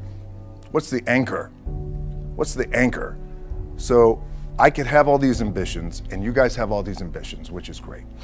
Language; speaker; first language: English; native; English